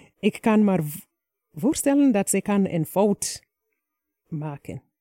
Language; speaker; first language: Dutch; non-native, fluent; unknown